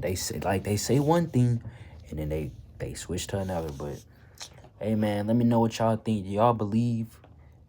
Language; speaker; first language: English; native; English